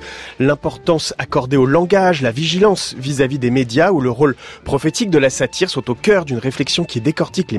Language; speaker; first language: French; native; French